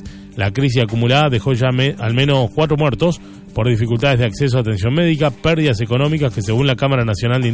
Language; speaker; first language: Spanish; native; Spanish